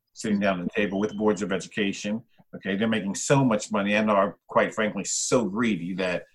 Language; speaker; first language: English; native; English